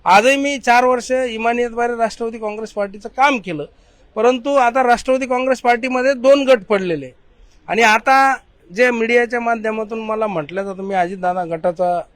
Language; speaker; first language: Marathi; native; Marathi